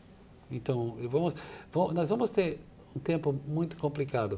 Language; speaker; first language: Portuguese; non-native, fluent; English